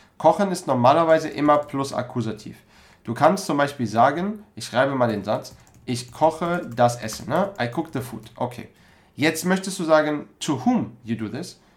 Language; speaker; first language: German; native; German